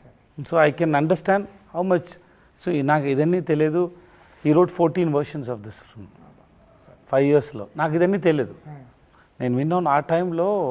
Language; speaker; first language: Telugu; non-native, learner; Tamil